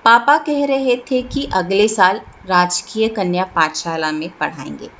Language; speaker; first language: Hindi; non-native, local second language; Malayalam